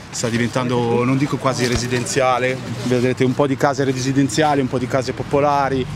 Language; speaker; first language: Italian; native; Italian